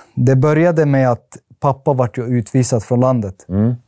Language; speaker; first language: Swedish; early bilingual, other home language; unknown